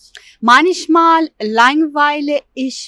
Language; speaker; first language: German; non-native, fluent; Persian